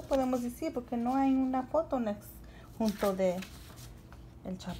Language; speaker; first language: Spanish; early bilingual, heritage; Spanish